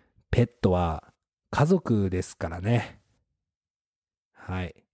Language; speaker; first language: Japanese; native; Japanese